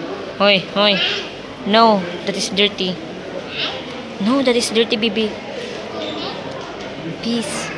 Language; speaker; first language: English; non-native, local second language; Filipino